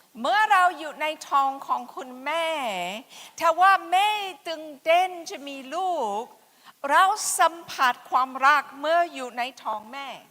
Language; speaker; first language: Thai; non-native, fluent; English